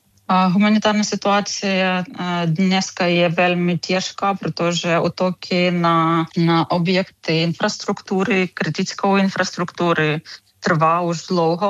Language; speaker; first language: Czech; non-native, learner; Ukrainian